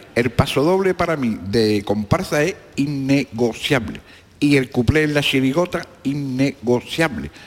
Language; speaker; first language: Spanish; native; Spanish